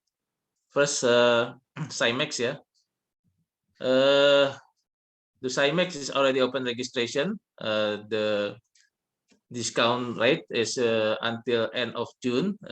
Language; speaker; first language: English; non-native, learner; Indonesian